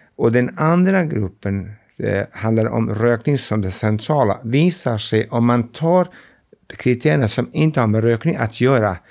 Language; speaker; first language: Swedish; non-native, fluent; Kurdish